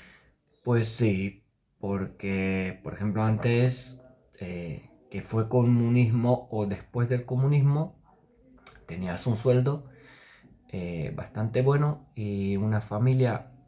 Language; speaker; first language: Spanish; non-native, fluent; Romanian